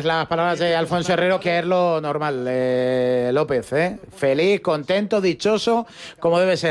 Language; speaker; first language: Spanish; native; Spanish